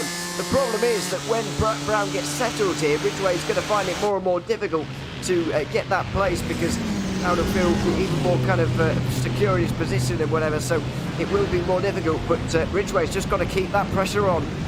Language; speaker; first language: English; native; English